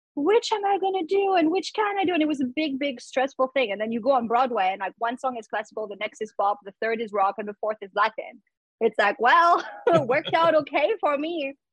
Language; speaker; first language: English; non-native, fluent; French